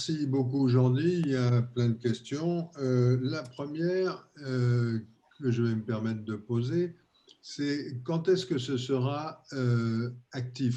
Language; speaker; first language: French; native; French